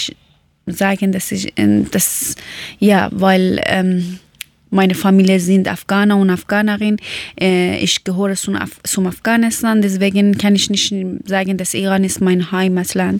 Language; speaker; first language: German; early bilingual, other home language; Persian